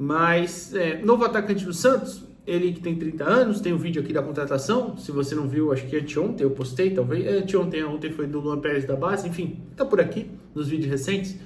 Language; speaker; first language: Portuguese; native; Portuguese